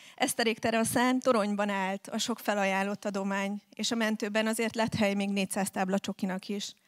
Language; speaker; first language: Hungarian; native; Hungarian